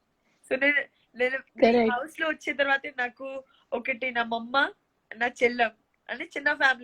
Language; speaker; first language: Telugu; non-native, local second language; Gujarati